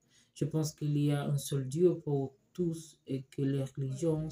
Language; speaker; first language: French; non-native, learner; Spanish